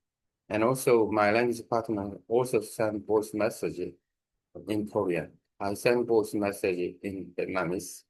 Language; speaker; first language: English; non-native, learner; Korean